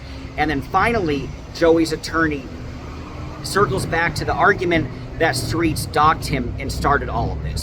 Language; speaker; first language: English; native; English